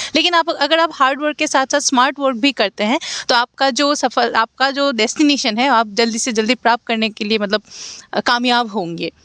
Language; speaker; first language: Hindi; non-native, local second language; Assamese